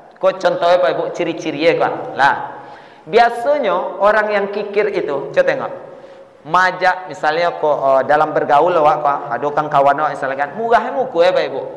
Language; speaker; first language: Malay; non-native, local second language; Minangkabau